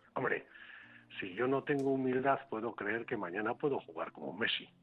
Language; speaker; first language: Spanish; native; Spanish